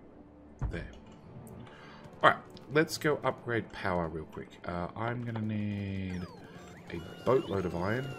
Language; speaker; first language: English; native; English